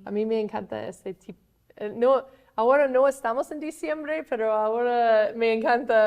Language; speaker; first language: Spanish; non-native, fluent; English